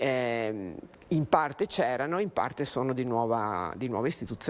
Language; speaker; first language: Italian; native; Italian